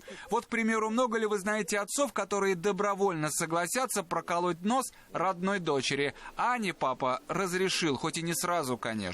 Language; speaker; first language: Russian; native; Russian